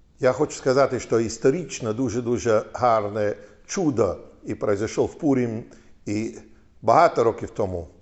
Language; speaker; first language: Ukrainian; non-native, learner; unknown